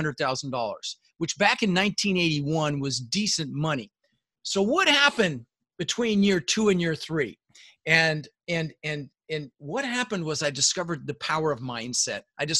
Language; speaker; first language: English; early bilingual, other home language; Dutch